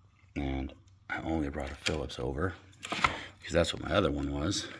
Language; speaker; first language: English; native; English